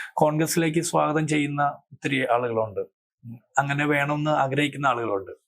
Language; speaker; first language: Malayalam; native; Malayalam